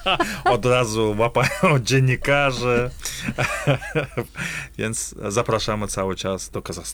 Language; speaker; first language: Polish; non-native, fluent; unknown